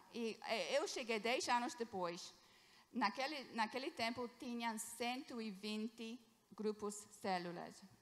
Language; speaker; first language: Portuguese; non-native, fluent; English